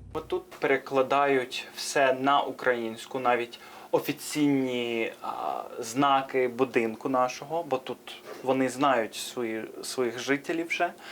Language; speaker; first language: Ukrainian; non-native, fluent; English